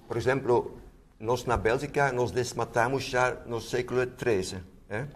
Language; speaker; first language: Portuguese; non-native, fluent; Dutch